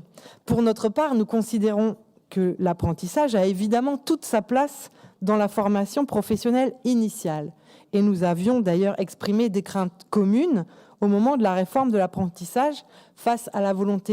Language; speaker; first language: French; native; French